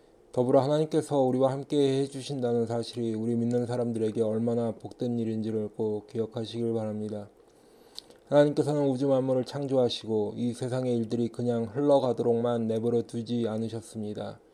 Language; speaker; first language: Korean; native; Korean